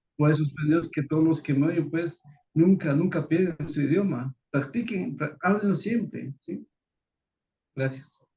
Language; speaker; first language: Spanish; non-native, local second language; Kaqchikel